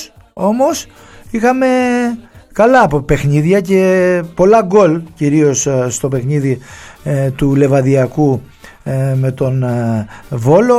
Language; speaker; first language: Greek; native; Greek